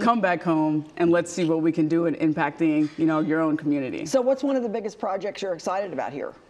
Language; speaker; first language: English; native; English